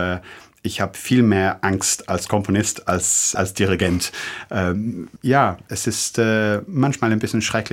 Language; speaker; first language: German; non-native, fluent; English